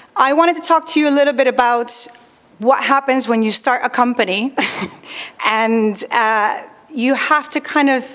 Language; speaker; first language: English; non-native, fluent; Spanish